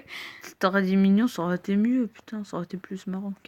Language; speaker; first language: French; native; French